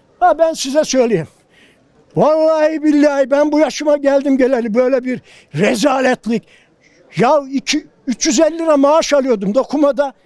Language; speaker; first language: Turkish; native; Turkish